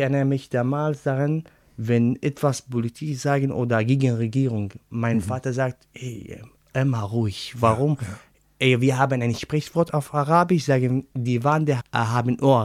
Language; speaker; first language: German; non-native, learner; Arabic